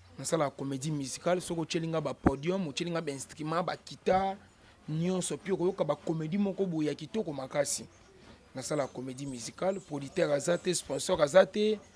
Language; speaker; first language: Lingala; native; Lingala